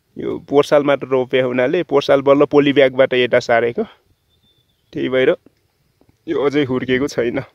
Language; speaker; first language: Nepali; non-native, local second language; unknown